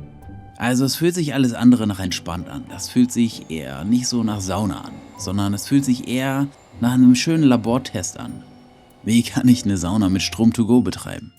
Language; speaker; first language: German; native; German